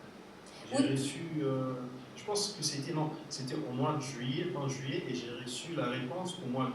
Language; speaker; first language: French; non-native, fluent; Arabic